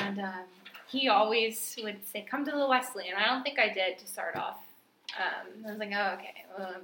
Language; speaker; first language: English; native; English